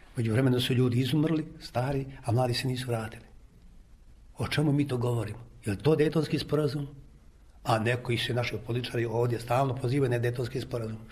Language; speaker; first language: Croatian; native; Croatian